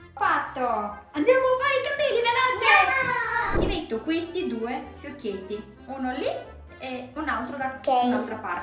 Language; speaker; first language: Italian; native; Italian